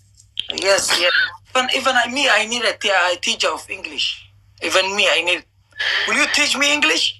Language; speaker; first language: English; non-native, learner; Somali